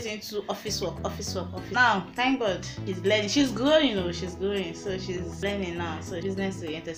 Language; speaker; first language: English; non-native, local second language; Yoruba